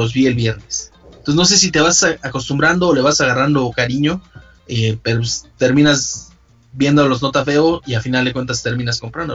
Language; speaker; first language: Spanish; native; Spanish